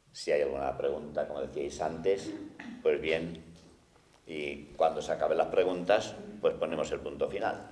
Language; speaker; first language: Spanish; native; Spanish